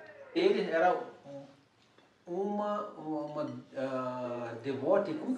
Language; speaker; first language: Portuguese; non-native, learner; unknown